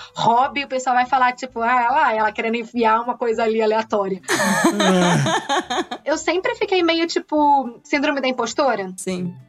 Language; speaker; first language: Portuguese; native; Portuguese